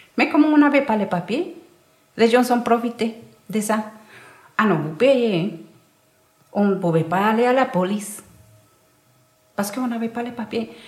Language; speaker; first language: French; non-native, learner; Spanish